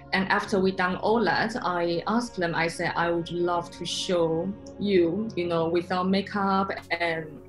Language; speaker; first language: English; non-native, fluent; Chinese